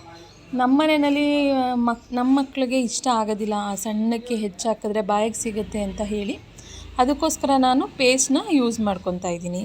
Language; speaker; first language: Kannada; native; Kannada